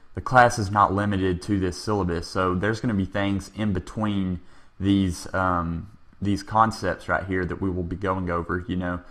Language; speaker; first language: English; native; English